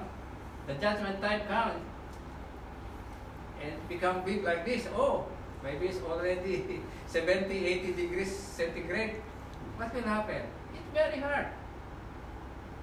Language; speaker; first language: English; non-native, local second language; Filipino